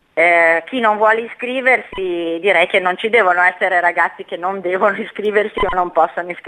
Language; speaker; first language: Italian; native; Italian